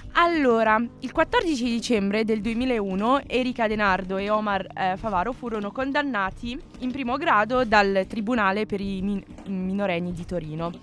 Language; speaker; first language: Italian; early bilingual, other home language; Arabic